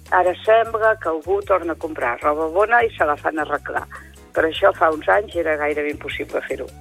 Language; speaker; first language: Catalan; native; Catalan